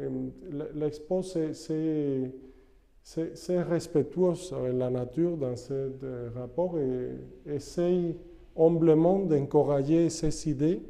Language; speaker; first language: French; non-native, fluent; Spanish